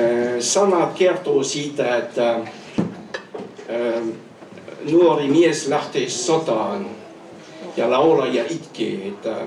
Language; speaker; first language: Finnish; non-native, fluent; French